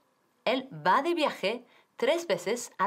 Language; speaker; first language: Spanish; non-native, fluent; English